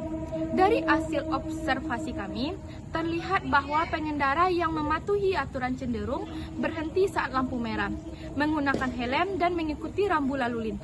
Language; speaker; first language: Indonesian; native; Indonesian